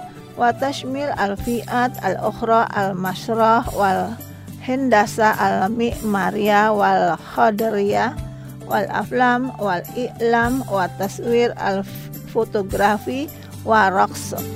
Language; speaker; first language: Arabic; non-native, learner; Indonesian